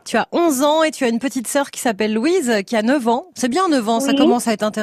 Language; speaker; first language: French; native; French